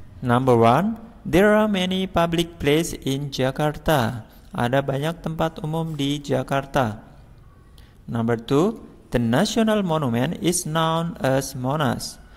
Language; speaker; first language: English; non-native, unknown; Indonesian